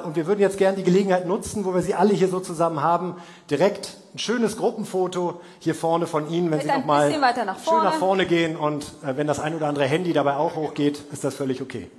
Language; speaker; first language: German; native; German